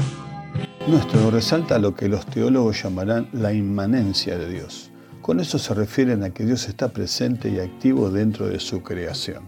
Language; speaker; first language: Spanish; native; Spanish